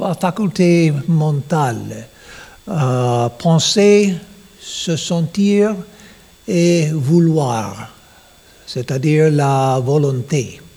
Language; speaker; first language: French; non-native, learner; English